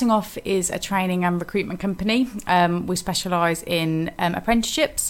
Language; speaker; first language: English; native; English